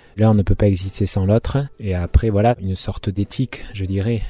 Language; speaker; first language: French; native; French